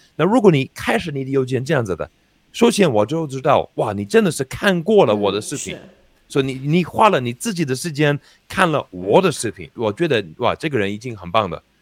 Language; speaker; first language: Chinese; non-native, fluent; English